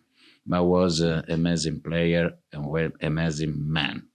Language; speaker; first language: English; non-native, fluent; Italian